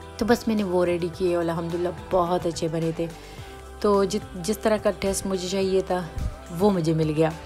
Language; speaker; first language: Urdu; native; Urdu